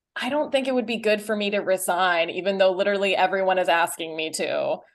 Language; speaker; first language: English; native; English